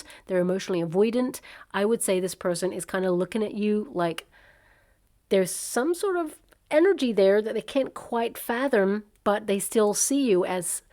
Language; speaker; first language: English; native; English